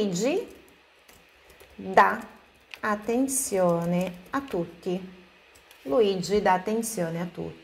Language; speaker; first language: Italian; non-native, fluent; Portuguese